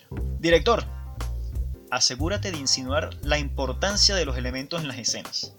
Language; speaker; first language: Spanish; native; Spanish